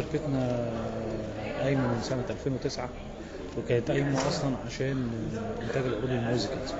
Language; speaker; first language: Arabic; native; Arabic